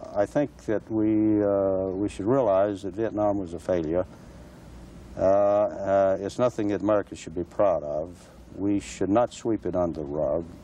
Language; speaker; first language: English; native; English